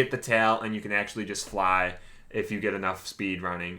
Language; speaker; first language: English; native; English